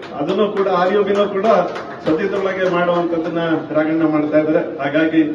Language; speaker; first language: Kannada; native; Kannada